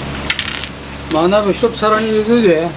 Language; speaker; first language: Japanese; native; Japanese